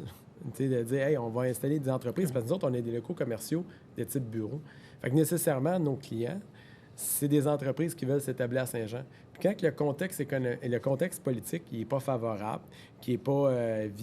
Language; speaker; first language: French; native; French